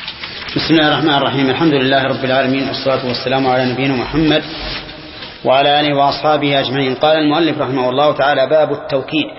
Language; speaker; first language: Arabic; native; Arabic